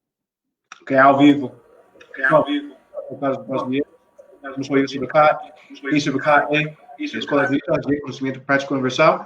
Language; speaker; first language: Portuguese; non-native, learner; English